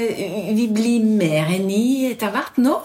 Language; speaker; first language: Norwegian; non-native, fluent; French